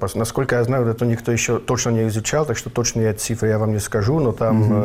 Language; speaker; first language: Russian; non-native, fluent; Czech